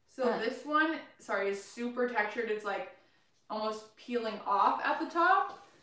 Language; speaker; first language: English; native; English